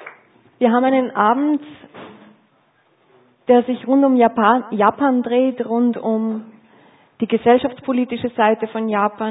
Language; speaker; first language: German; native; German